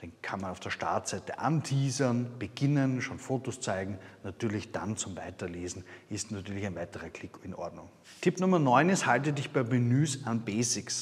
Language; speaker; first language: German; native; German